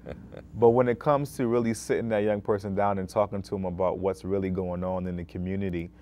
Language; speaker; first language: English; native; English